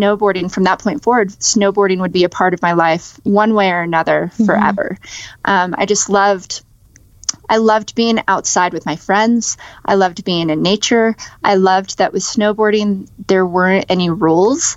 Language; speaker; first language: English; native; English